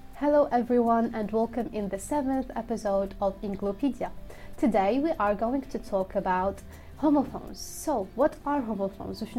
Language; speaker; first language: English; non-native, fluent; Arabic